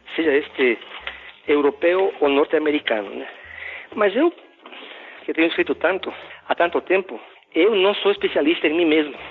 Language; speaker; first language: Portuguese; non-native, fluent; Spanish